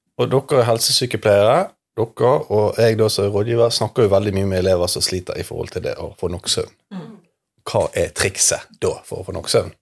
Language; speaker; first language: Norwegian; native; Norwegian